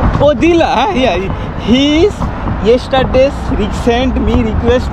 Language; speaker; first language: English; non-native, learner; Bangla